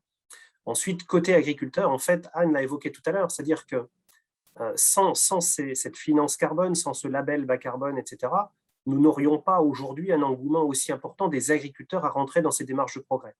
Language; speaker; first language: French; native; French